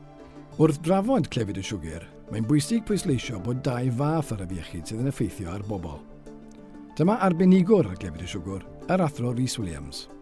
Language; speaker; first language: Welsh; native; Welsh